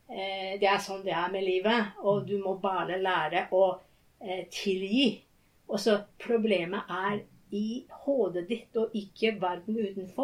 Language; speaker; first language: Norwegian; non-native, fluent; Japanese